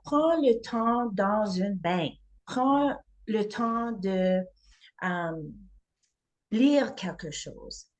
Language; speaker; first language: French; non-native, learner; English